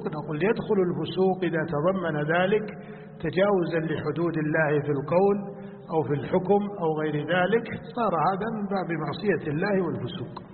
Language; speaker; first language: Arabic; native; Arabic